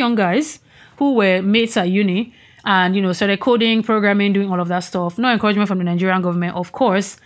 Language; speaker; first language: English; non-native, local second language; Yoruba